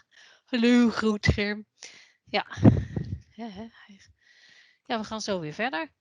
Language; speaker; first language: Dutch; native; Dutch